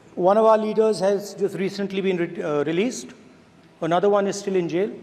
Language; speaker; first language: English; non-native, local second language; Hindi